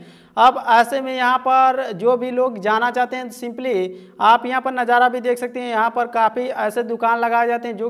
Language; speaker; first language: Hindi; native; Hindi